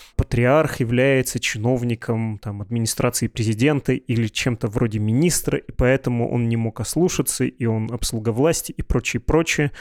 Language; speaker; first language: Russian; native; Russian